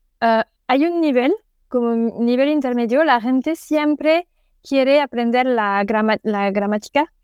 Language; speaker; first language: Spanish; non-native, learner; French